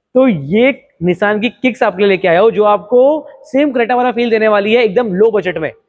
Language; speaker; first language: Hindi; non-native, local second language; Marathi